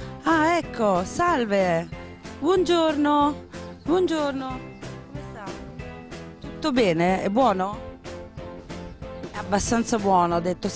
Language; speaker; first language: Italian; native; Italian